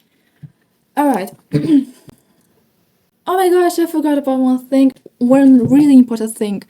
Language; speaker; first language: English; non-native, fluent; Ukrainian